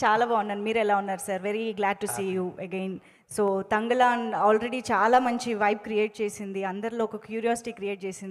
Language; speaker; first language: Telugu; native; Telugu